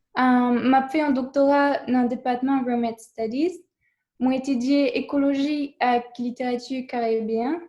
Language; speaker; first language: French; non-native, learner; English